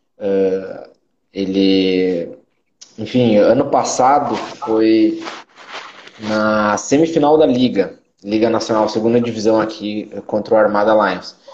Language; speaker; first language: Portuguese; native; Portuguese